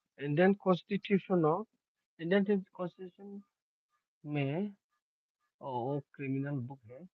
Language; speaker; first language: Hindi; non-native, local second language; Bodo